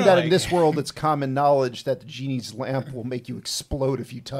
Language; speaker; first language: English; native; English